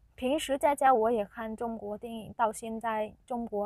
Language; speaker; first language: Chinese; non-native, fluent; Vietnamese